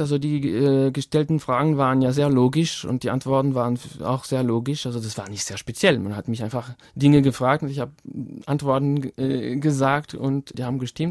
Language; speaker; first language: German; non-native, fluent; French